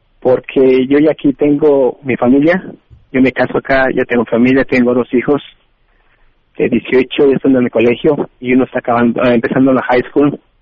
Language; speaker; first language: Spanish; native; Spanish